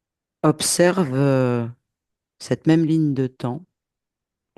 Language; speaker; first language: French; native; French